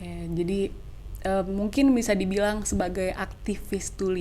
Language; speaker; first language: Indonesian; native; Indonesian